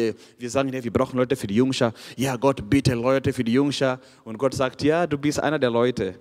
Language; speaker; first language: German; non-native, fluent; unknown